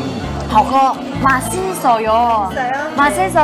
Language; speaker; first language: Korean; non-native, fluent; Chinese